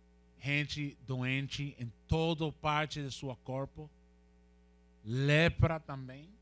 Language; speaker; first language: Portuguese; non-native, learner; Spanish